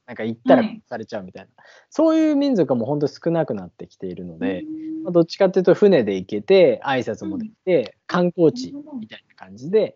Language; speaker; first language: Japanese; native; Japanese